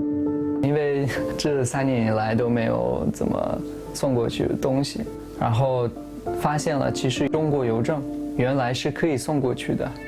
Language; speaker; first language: Chinese; non-native, fluent; Tajik